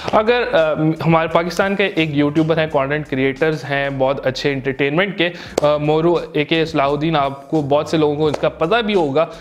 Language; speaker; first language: Urdu; native; Urdu